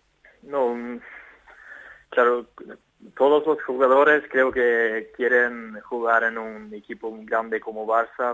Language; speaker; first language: Spanish; non-native, fluent; Swedish